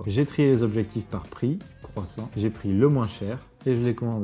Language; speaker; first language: French; native; French